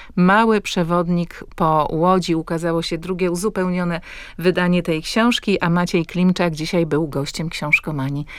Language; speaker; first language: Polish; native; Polish